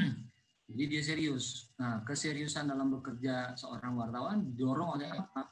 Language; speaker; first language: Indonesian; native; Indonesian